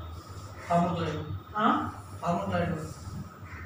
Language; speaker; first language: German; non-native, learner; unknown